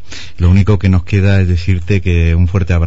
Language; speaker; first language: Spanish; native; Spanish